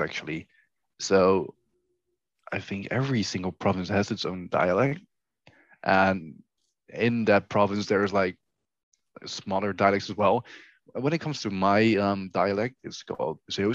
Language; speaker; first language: English; non-native, fluent; Dutch